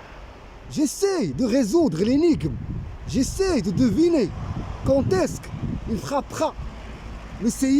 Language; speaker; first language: French; non-native, local second language; Arabic